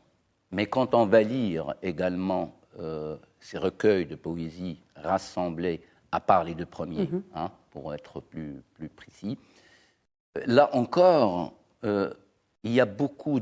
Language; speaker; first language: French; non-native, local second language; Arabic